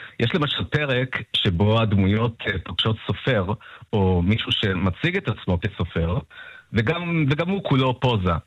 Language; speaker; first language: Hebrew; early bilingual, other home language; Russian